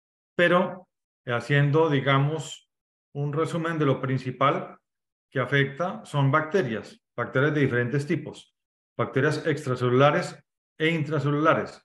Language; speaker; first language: Spanish; native; Spanish